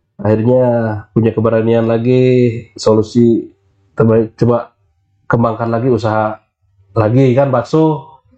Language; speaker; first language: Indonesian; non-native, local second language; Sundanese